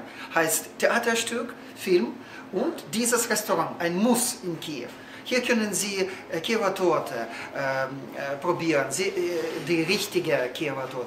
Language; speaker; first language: German; non-native, fluent; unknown